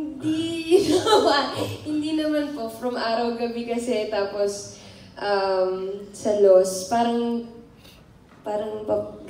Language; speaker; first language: Filipino; native; Filipino